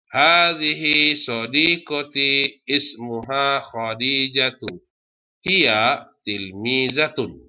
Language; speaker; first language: Arabic; non-native, fluent; Indonesian